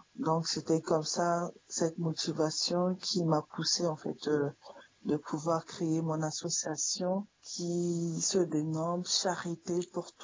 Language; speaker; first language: French; non-native, local second language; Sango